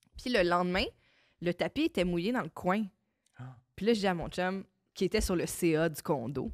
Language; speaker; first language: French; native; French